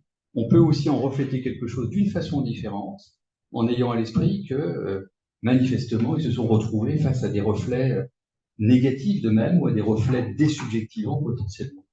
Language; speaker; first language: French; native; French